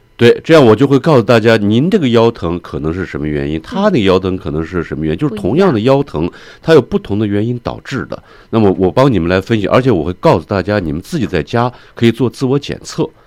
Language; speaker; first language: Chinese; native; Chinese